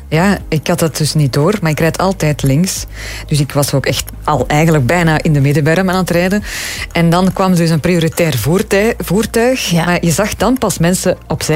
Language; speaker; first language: Dutch; native; Dutch